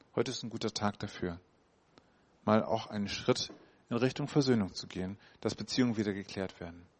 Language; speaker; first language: German; native; German